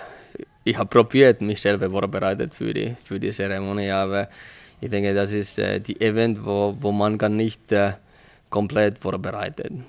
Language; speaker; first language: German; non-native, learner; Finnish